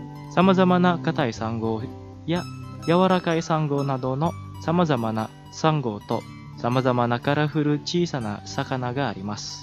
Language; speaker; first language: Japanese; non-native, fluent; Indonesian